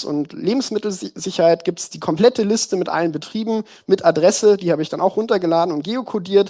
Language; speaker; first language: German; native; German